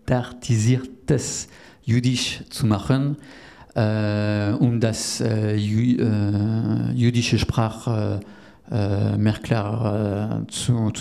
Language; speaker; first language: German; non-native, learner; French